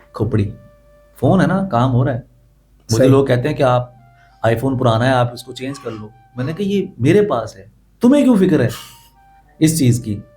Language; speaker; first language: Urdu; non-native, local second language; Punjabi